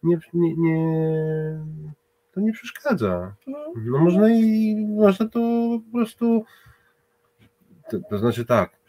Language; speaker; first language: Polish; non-native, fluent; Hebrew